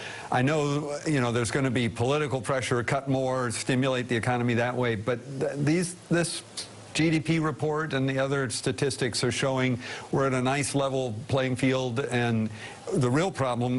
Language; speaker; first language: English; native; English